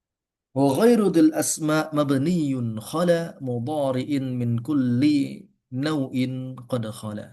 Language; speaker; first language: Arabic; non-native, fluent; Indonesian